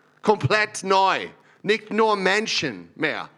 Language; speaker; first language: German; non-native, learner; English